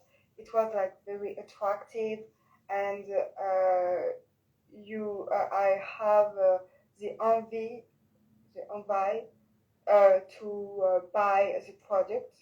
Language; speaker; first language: English; non-native, learner; French